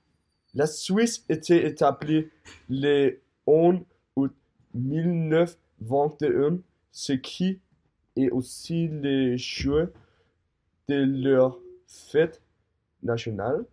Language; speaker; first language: French; non-native, learner; Danish